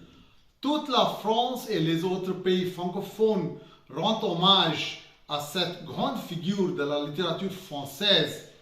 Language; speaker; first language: French; non-native, fluent; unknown